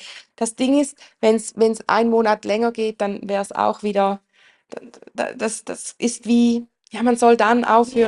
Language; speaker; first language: German; native; German